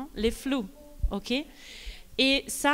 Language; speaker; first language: French; non-native, fluent; Italian